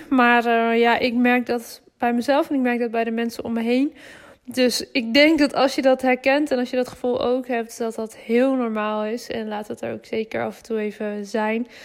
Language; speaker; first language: Dutch; native; Dutch